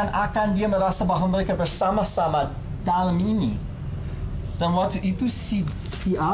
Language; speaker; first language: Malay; non-native, fluent; English